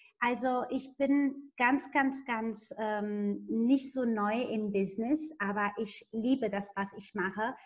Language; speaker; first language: German; non-native, fluent; Italian